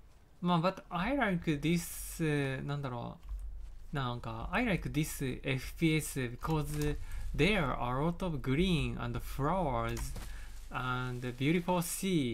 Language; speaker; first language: English; non-native, learner; Japanese